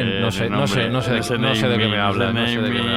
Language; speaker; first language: Spanish; native; Spanish